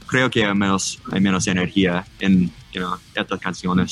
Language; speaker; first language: Spanish; non-native, learner; English